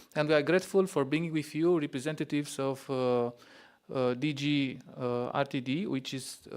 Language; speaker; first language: English; non-native, fluent; Romanian